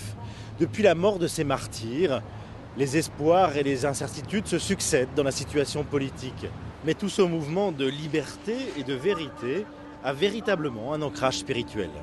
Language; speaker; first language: French; native; French